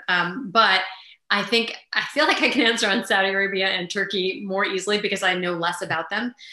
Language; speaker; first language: English; early bilingual, other home language; Armenian